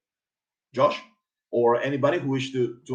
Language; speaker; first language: English; non-native, fluent; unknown